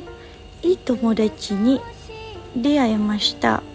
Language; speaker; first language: Japanese; non-native, learner; Indonesian